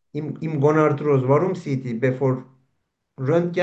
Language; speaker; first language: German; non-native, learner; Turkish